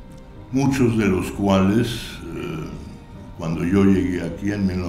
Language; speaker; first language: Spanish; non-native, fluent; German